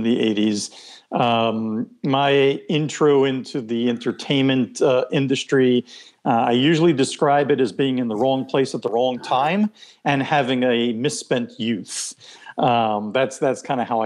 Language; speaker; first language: English; non-native, fluent; Hebrew